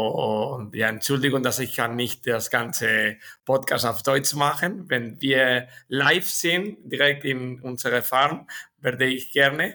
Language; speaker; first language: German; non-native, learner; Spanish